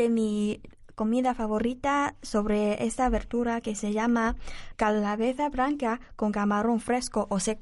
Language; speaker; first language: Spanish; non-native, learner; Chinese